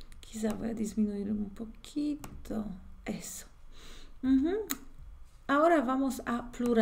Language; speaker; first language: Spanish; non-native, fluent; Polish